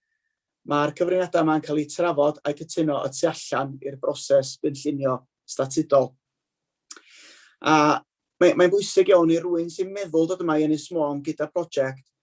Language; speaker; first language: Welsh; native; Welsh